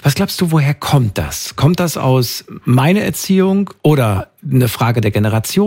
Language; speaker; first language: German; native; German